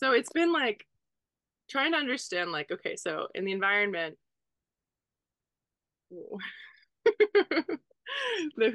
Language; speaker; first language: English; native; English